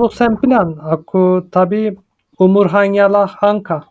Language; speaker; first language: Indonesian; non-native, learner; Turkish